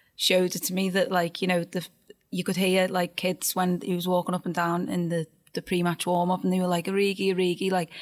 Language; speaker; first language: English; native; English